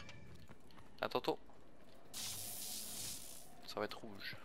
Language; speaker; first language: French; native; French